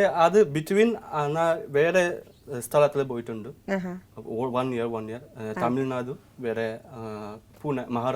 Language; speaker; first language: Malayalam; non-native, learner; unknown